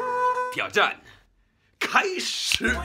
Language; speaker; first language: Chinese; non-native, fluent; Spanish